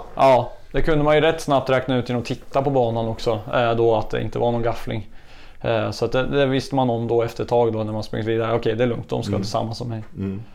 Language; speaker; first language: Swedish; native; Swedish